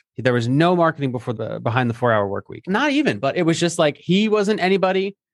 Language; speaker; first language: English; native; English